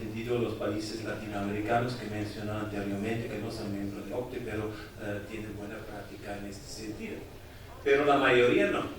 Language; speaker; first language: Spanish; non-native, fluent; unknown